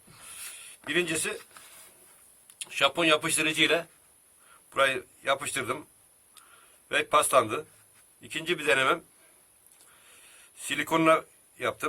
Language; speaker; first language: Turkish; native; Turkish